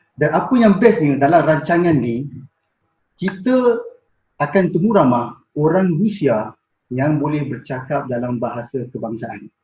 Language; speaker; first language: Malay; native; Malay